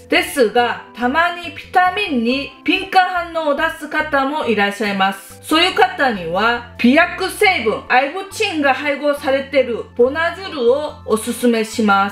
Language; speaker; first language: Japanese; non-native, fluent; Korean